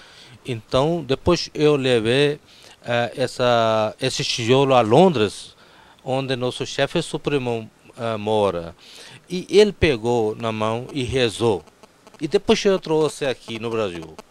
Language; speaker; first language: Portuguese; non-native, fluent; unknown